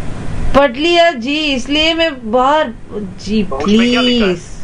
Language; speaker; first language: Hindi; non-native, local second language; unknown